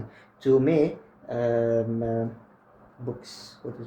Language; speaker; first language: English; non-native, fluent; Arabic